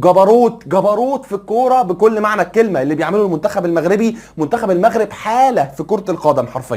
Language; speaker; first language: Arabic; native; Arabic